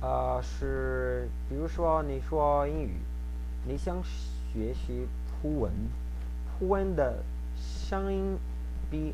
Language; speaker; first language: Chinese; non-native, fluent; Portuguese